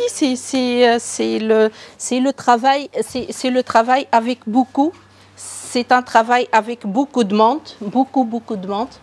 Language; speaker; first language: French; non-native, local second language; Arabic